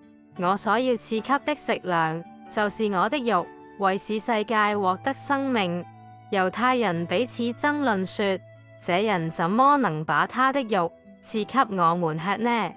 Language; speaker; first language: Chinese; native; Chinese